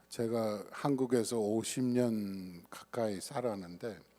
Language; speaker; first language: Korean; non-native, fluent; English